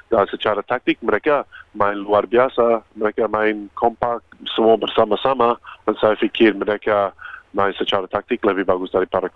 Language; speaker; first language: Indonesian; non-native, fluent; Croatian